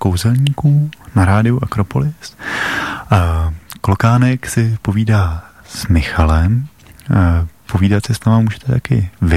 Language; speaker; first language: Czech; native; Czech